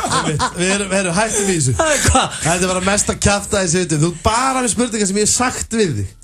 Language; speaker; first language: Icelandic; native; Icelandic